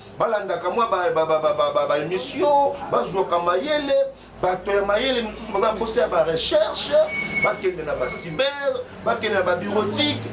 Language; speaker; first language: Lingala; native; Lingala